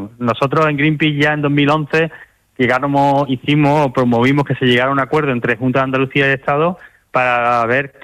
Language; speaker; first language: Spanish; native; Spanish